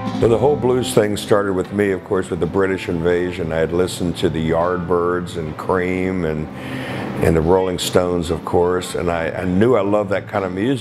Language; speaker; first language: English; native; English